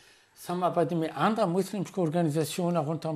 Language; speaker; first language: Danish; non-native, fluent; Arabic